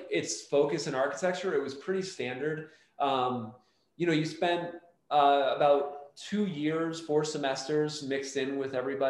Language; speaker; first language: English; native; English